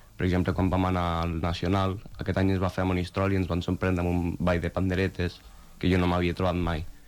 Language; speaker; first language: Catalan; non-native, local second language; Spanish